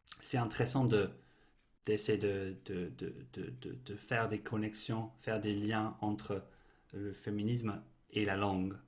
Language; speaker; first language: French; non-native, fluent; English